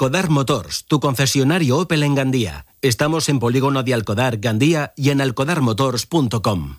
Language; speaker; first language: Spanish; native; Spanish